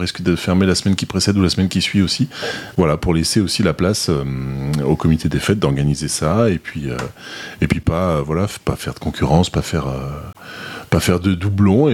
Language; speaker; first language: French; native; French